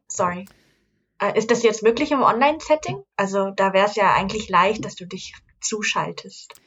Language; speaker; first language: German; native; German